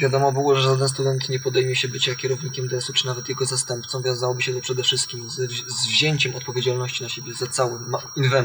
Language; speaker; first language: Polish; native; Polish